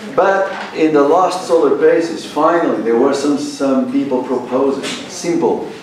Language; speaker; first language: English; non-native, fluent; Portuguese